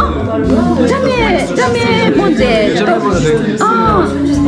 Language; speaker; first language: French; non-native, learner; Japanese